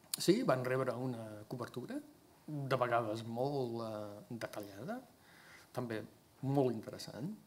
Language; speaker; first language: Catalan; non-native, fluent; English